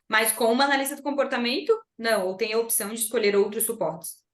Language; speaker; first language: Portuguese; native; Portuguese